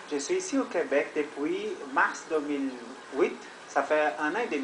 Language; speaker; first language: French; non-native, learner; Portuguese